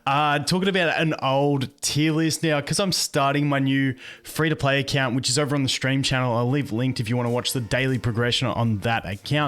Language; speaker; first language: English; native; English